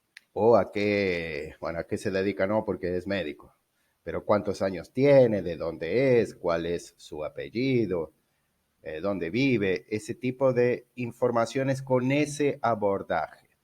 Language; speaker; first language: Spanish; non-native, fluent; Portuguese